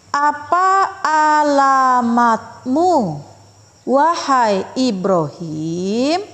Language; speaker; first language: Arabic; non-native, fluent; Indonesian